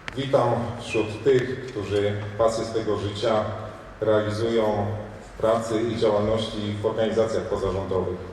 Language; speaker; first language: Polish; native; Polish